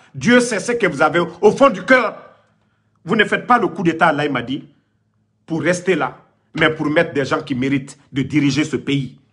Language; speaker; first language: French; non-native, local second language; Mandingo